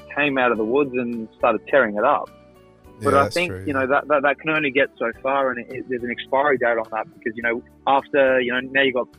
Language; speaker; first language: English; non-native, local second language; Greek